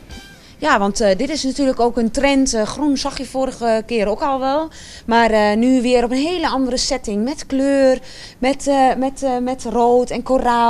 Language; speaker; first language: Dutch; native; Dutch